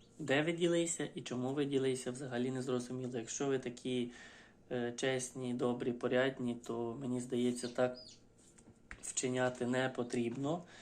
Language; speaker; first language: Ukrainian; non-native, local second language; Russian